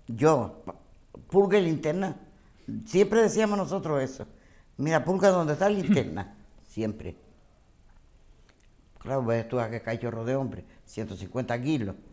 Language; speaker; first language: Spanish; native; Spanish